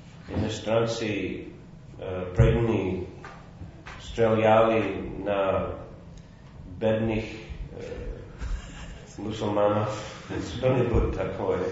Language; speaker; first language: Russian; non-native, fluent; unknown